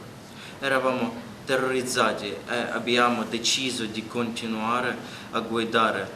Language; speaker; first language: Italian; non-native, learner; Ukrainian